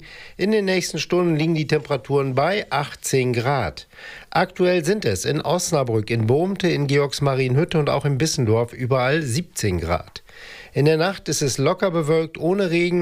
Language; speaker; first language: German; native; German